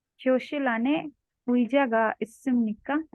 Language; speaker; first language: Korean; non-native, learner; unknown